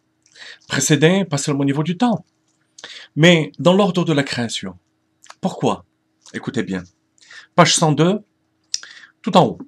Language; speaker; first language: French; native; French